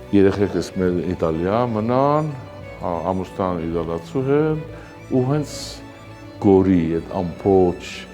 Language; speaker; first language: Armenian; early bilingual, heritage; Armenian